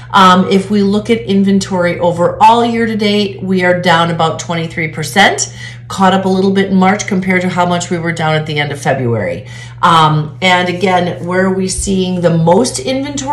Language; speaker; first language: English; native; English